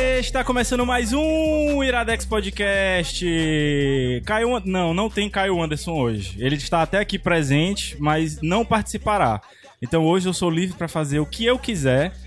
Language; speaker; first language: Portuguese; native; Portuguese